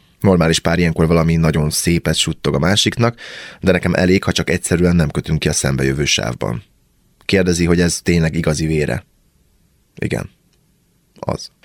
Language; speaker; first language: Hungarian; native; Hungarian